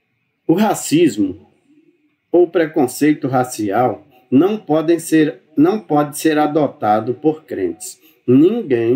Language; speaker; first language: Portuguese; native; Portuguese